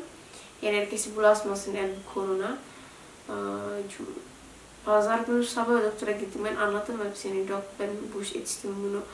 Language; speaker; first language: Turkish; non-native, learner; Indonesian